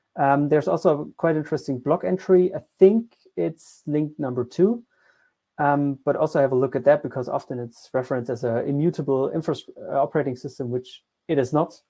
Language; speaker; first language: English; non-native, fluent; German